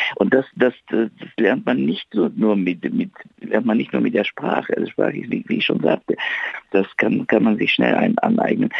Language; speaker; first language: German; non-native, fluent; Bulgarian